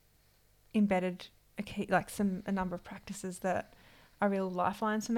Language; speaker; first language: English; native; English